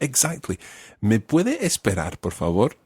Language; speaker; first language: Spanish; non-native, fluent; English